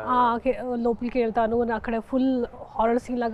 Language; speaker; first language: Telugu; non-native, local second language; Hindi